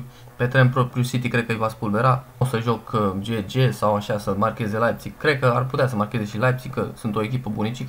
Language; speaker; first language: Romanian; native; Romanian